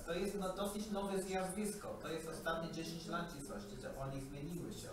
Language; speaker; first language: Polish; non-native, learner; English